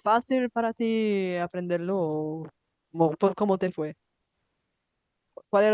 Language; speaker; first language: Spanish; non-native, fluent; Bulgarian